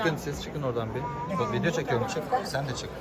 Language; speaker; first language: Turkish; native; Turkish